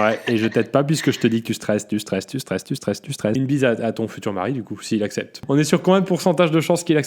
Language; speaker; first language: French; native; French